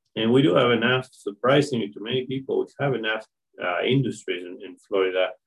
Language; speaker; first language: English; non-native, fluent; Spanish